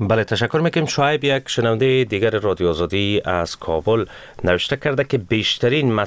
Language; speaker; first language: Persian; native; Persian